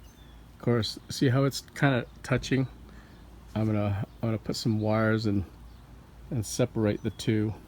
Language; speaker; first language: English; native; English